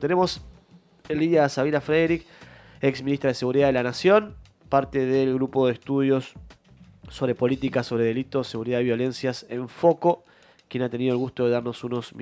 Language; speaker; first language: Spanish; native; Spanish